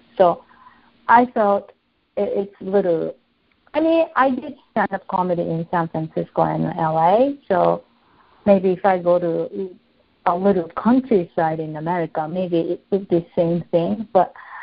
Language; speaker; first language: English; non-native, fluent; Japanese